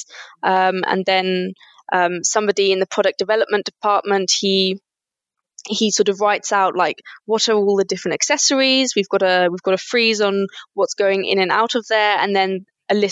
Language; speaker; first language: English; native; English